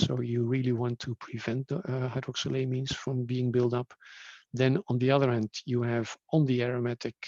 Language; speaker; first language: English; non-native, fluent; Dutch